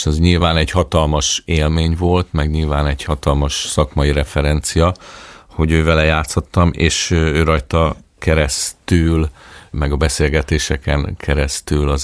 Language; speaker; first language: Hungarian; native; Hungarian